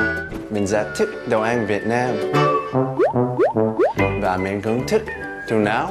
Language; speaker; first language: Vietnamese; early bilingual, heritage; Vietnamese